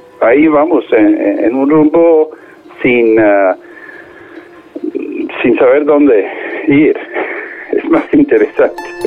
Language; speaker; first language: Spanish; non-native, fluent; English